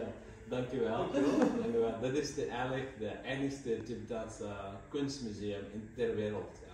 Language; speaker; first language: Dutch; non-native, learner; Tibetan